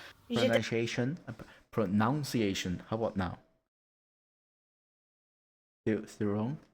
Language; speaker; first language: English; non-native, learner; Japanese